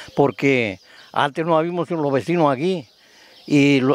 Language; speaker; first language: Spanish; native; Spanish